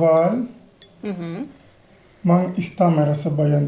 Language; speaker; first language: Turkish; non-native, learner; Spanish